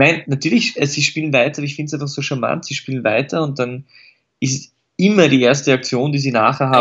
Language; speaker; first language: German; native; German